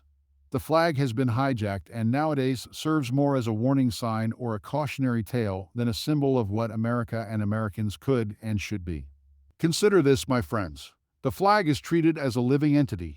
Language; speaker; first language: English; native; English